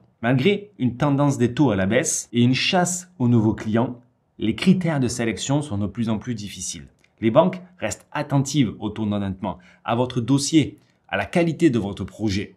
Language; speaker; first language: French; native; French